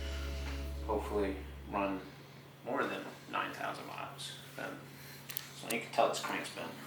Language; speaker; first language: English; native; English